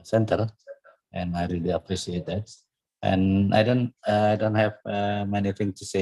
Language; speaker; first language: English; non-native, fluent; Indonesian